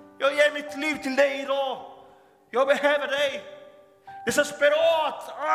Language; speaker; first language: Swedish; non-native, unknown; Spanish